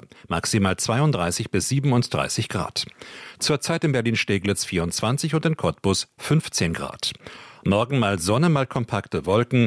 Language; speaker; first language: German; native; German